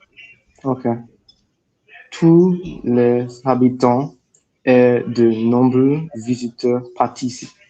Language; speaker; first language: French; non-native, learner; English